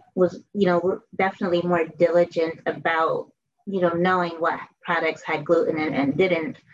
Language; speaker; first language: English; native; English